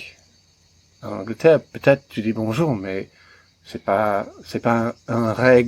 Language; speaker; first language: French; non-native, learner; English